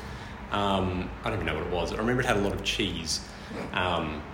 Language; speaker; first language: English; native; English